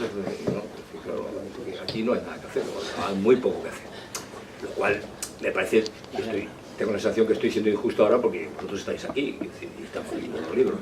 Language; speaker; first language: Spanish; native; Spanish